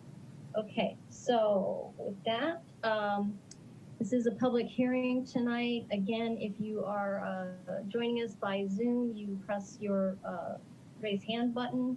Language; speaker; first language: English; native; English